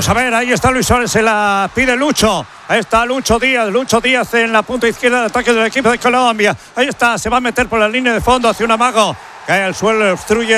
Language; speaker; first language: Spanish; native; Spanish